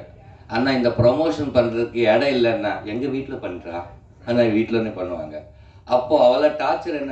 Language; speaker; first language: Tamil; non-native, learner; Telugu